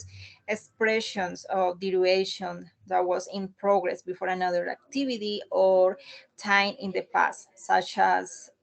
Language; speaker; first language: English; non-native, learner; Spanish